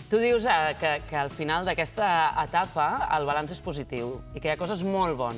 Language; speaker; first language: Catalan; native; Catalan